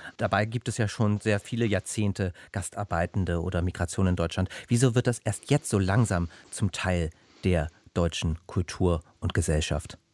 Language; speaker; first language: German; native; German